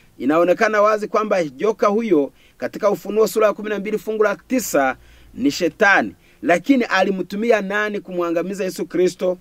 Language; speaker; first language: Swahili; non-native, local second language; Kinyarwanda